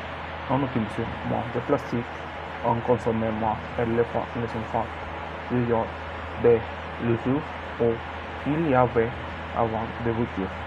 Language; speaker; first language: French; non-native, learner; Spanish